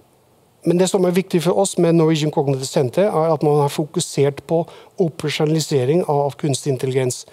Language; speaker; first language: Norwegian; non-native, fluent; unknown